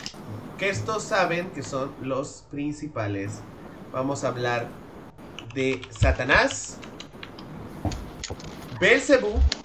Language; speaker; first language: Spanish; native; Spanish